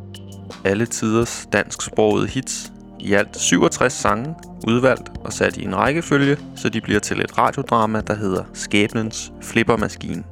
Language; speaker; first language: Danish; native; Danish